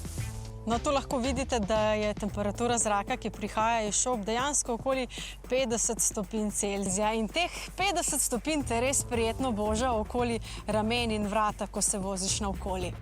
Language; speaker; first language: Slovenian; native; Slovenian